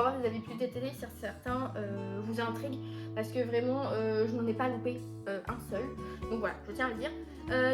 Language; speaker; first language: French; native; French